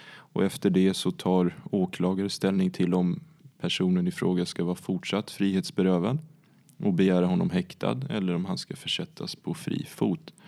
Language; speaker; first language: Swedish; early bilingual, other home language; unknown